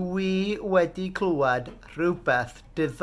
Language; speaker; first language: Welsh; non-native, fluent; English